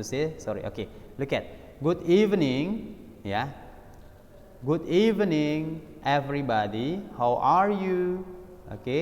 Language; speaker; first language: English; non-native, learner; Indonesian